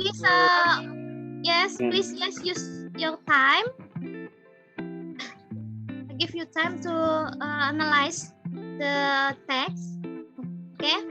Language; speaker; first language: English; non-native, fluent; Indonesian